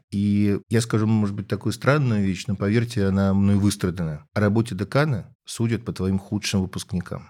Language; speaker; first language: Russian; native; Russian